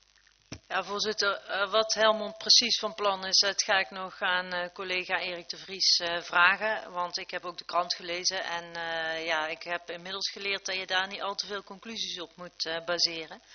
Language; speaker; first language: Dutch; native; Dutch